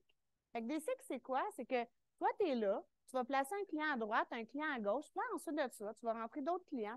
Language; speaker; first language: French; native; French